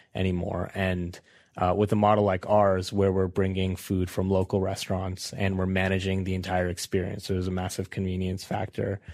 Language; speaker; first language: English; native; English